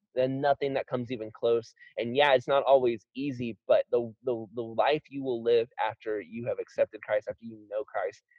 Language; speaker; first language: English; native; English